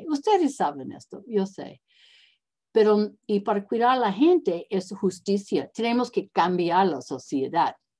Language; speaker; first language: Spanish; non-native, learner; English